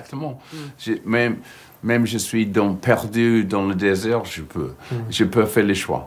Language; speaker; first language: French; non-native, fluent; English